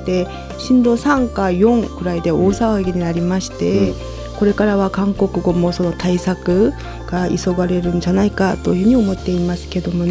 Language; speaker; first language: Japanese; non-native, fluent; Korean